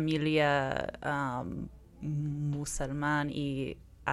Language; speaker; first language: Spanish; non-native, fluent; English